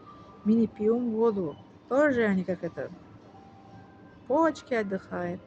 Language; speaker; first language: Russian; non-native, fluent; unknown